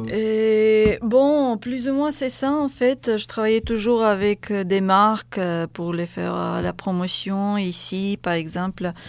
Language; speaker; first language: French; non-native, fluent; Russian